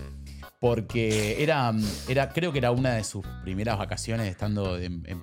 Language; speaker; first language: Spanish; native; Spanish